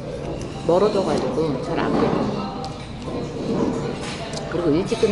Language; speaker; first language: Korean; native; Korean